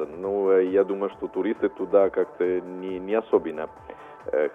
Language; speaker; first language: Russian; non-native, fluent; Italian